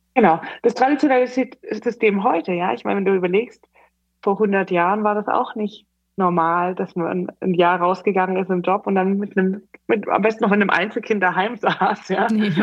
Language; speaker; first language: German; native; German